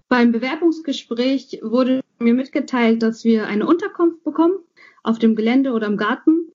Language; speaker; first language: German; early bilingual, other home language; Kurdish